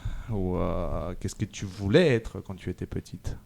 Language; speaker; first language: French; native; French